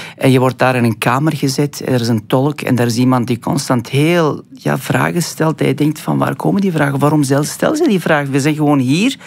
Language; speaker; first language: Dutch; early bilingual, other home language; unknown